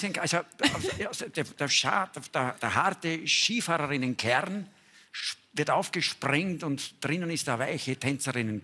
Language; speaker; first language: German; native; German